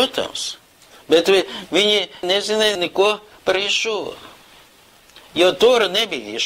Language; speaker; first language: Latvian; non-native, local second language; Russian